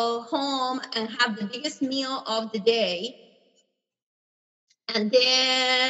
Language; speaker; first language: English; non-native, fluent; Spanish